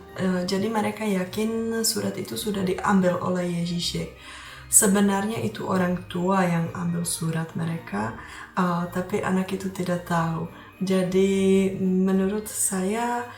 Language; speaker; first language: Indonesian; non-native, fluent; Czech